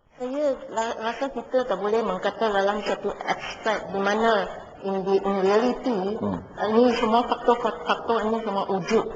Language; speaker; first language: Malay; non-native, local second language; Chinese